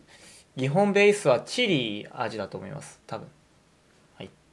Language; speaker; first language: Japanese; non-native, fluent; Korean